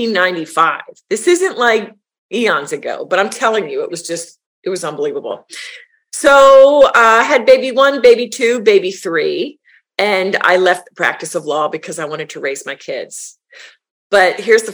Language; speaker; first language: English; native; English